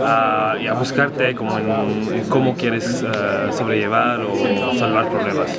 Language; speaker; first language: Spanish; non-native, fluent; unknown